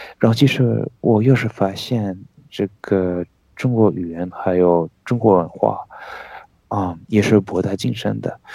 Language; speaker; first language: Chinese; non-native, fluent; French